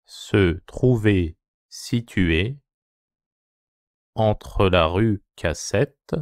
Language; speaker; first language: French; non-native, fluent; Japanese